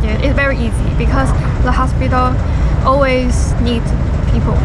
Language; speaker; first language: English; non-native, learner; Chinese